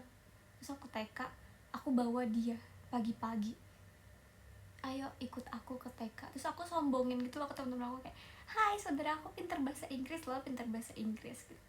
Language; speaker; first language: Indonesian; native; Indonesian